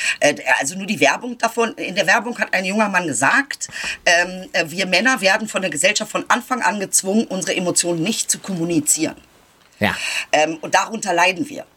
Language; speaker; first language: German; early bilingual, other home language; Turkish